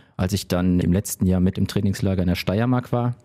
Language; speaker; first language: German; native; German